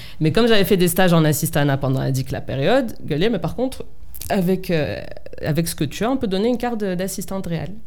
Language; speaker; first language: French; non-native, local second language; Arabic